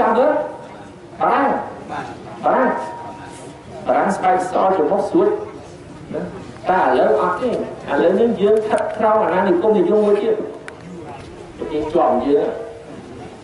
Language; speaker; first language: Khmer; native; Khmer